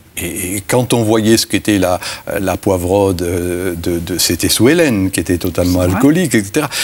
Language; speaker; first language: French; native; French